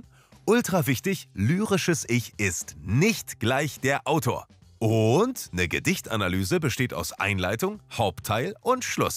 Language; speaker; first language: German; native; German